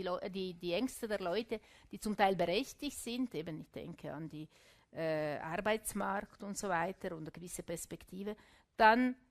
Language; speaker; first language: German; non-native, local second language; Italian